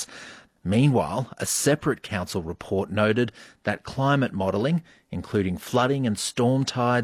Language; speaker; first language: English; native; English